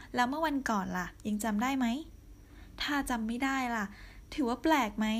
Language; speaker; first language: Thai; native; Thai